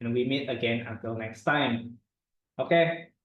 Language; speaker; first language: English; non-native, fluent; Indonesian